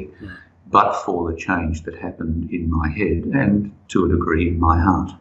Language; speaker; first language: English; native; English